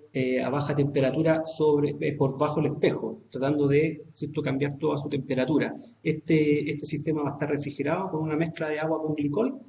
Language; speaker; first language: Spanish; native; Spanish